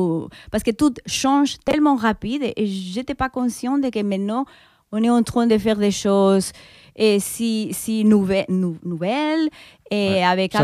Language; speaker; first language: French; non-native, fluent; Spanish